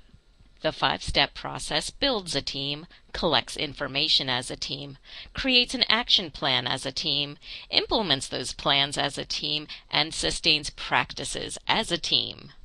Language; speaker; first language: English; native; English